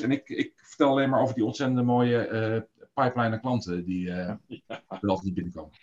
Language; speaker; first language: Dutch; native; Dutch